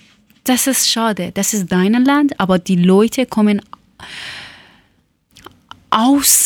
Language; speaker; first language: German; non-native, fluent; Persian